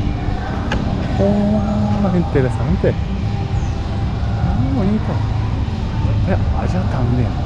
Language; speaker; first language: Spanish; non-native, learner; Japanese